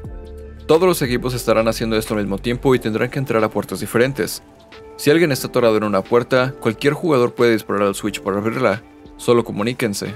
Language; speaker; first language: Spanish; native; Spanish